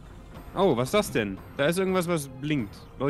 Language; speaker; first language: German; native; German